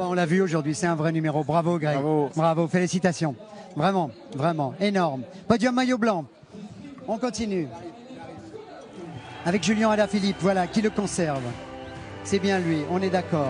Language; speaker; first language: French; native; French